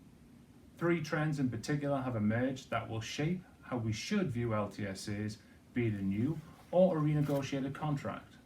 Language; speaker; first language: English; native; English